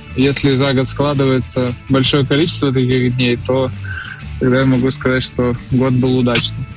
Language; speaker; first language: Russian; native; Russian